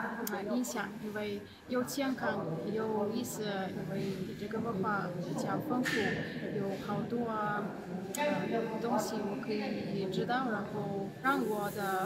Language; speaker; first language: Chinese; non-native, learner; Russian